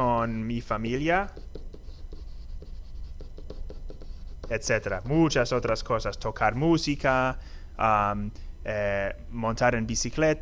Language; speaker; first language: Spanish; non-native, fluent; English